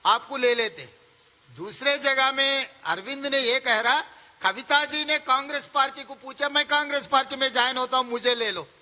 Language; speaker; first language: Hindi; non-native, local second language; Telugu